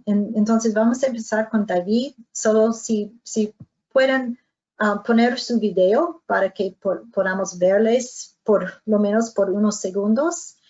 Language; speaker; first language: Spanish; non-native, fluent; English